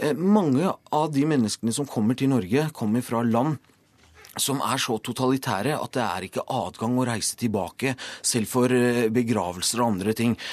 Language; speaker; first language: Norwegian; early bilingual, other home language; Persian